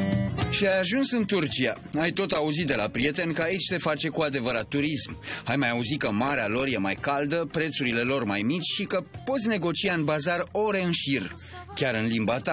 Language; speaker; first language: Romanian; native; Romanian